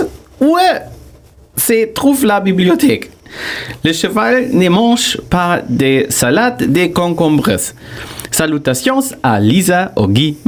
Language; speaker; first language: French; non-native, learner; German